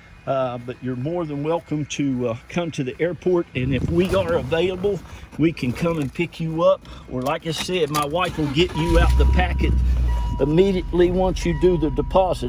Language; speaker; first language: English; native; English